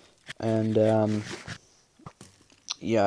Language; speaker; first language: English; native; English